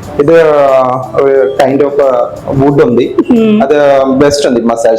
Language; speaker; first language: Telugu; non-native, learner; Malayalam